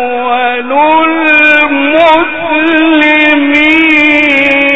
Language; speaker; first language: Arabic; native; Arabic